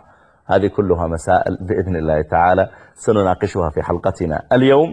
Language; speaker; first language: Arabic; native; Arabic